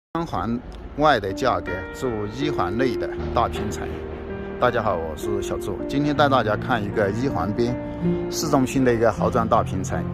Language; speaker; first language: Chinese; native; Chinese